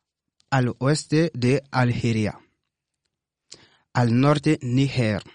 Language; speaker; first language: Spanish; non-native, learner; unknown